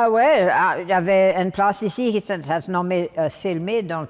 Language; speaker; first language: French; non-native, local second language; English